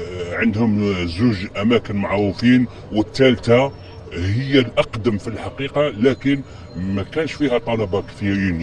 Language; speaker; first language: Arabic; native; Arabic